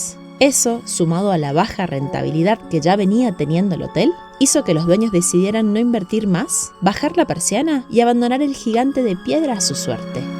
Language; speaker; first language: Spanish; native; Spanish